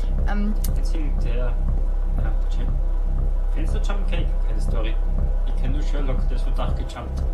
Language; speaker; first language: German; native; German